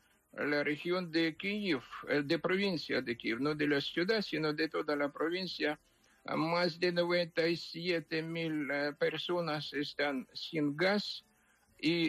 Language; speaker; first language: Spanish; non-native, fluent; Ukrainian